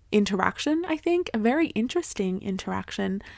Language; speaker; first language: English; native; English